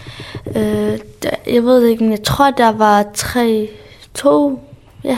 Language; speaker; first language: Danish; early bilingual, other home language; Kurdish